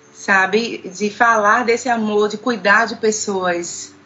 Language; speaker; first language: Portuguese; native; Portuguese